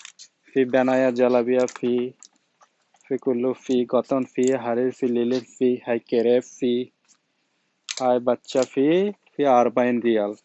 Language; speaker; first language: Arabic; non-native, learner; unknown